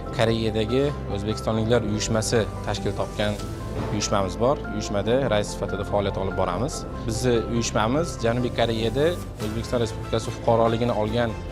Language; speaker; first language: Uzbek; native; Uzbek